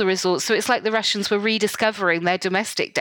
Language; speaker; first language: English; native; English